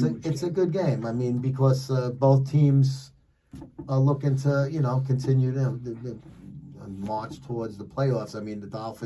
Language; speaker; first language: English; native; English